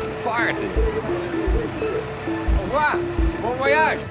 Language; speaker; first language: French; non-native, learner; Dutch